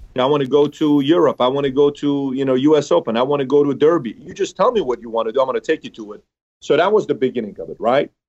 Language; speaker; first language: English; early bilingual, other home language; Persian